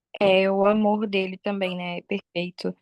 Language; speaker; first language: Portuguese; native; Portuguese